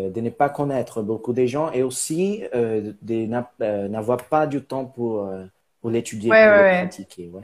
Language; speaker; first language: French; non-native, learner; Portuguese